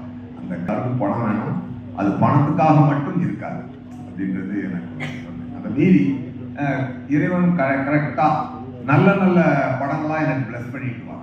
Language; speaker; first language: Tamil; native; Tamil